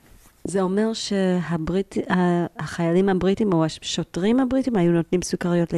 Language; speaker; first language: Hebrew; native; Hebrew